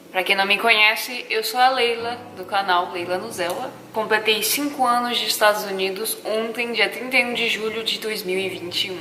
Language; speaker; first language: Portuguese; non-native, local second language; Japanese